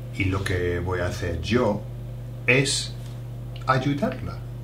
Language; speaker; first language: Spanish; non-native, fluent; English